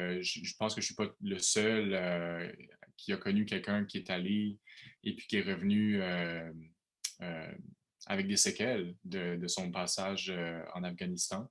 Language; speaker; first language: French; native; French